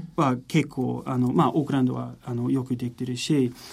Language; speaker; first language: Japanese; non-native, fluent; English